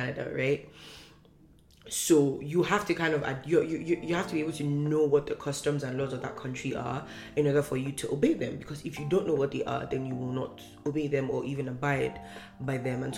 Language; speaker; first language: English; non-native, local second language; Hausa